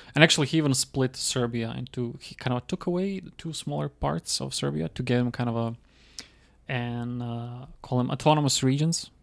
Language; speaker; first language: English; non-native, fluent; Croatian